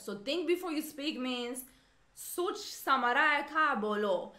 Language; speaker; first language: English; non-native, fluent; Swedish